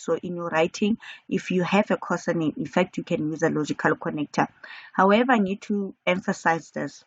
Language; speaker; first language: English; non-native, local second language; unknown